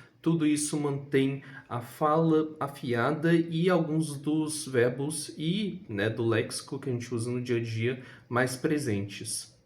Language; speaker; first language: Portuguese; native; Portuguese